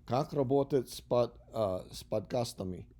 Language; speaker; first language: Russian; non-native, learner; English